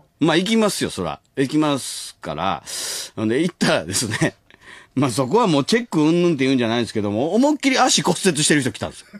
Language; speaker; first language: Japanese; native; Japanese